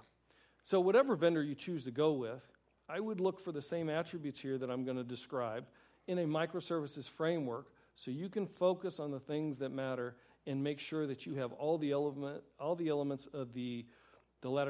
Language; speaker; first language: English; native; English